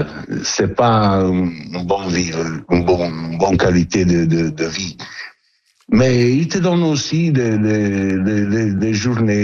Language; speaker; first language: French; non-native, learner; Italian